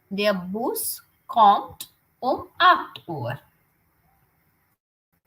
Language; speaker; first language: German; non-native, fluent; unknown